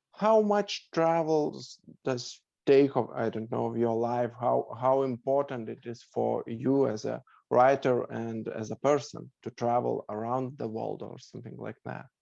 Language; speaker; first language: English; non-native, fluent; Lithuanian